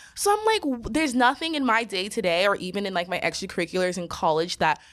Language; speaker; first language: English; native; English